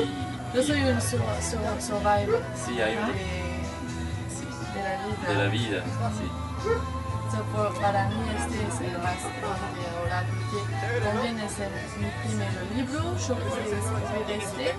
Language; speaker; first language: Spanish; non-native, learner; French